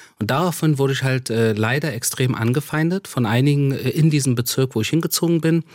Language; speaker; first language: German; early bilingual, other home language; Persian